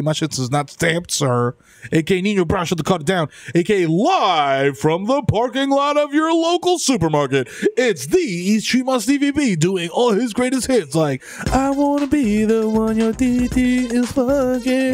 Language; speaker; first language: English; early bilingual, other home language; Spanish